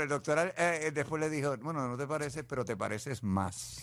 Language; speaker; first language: Spanish; native; Spanish